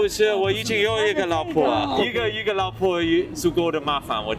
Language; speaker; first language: Chinese; non-native, learner; English